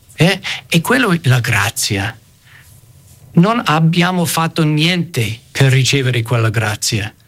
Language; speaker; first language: Italian; non-native, fluent; English